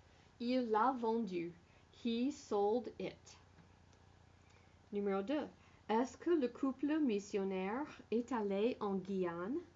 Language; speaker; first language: French; non-native, fluent; English